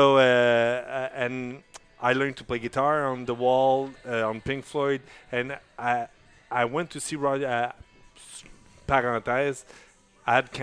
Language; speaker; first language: English; non-native, fluent; French